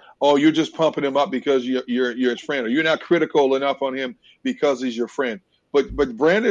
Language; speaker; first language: English; native; English